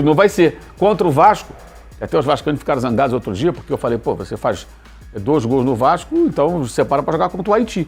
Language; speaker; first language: Portuguese; native; Portuguese